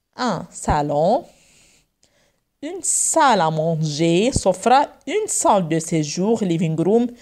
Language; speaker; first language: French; non-native, fluent; Arabic